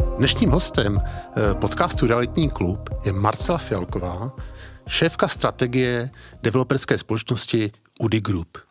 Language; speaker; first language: Czech; native; Czech